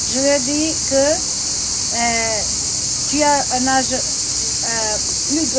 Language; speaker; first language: French; non-native, learner; Greek